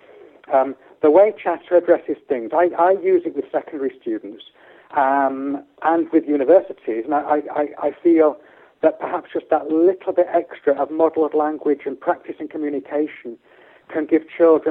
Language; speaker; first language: English; native; English